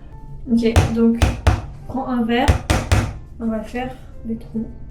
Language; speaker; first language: French; native; French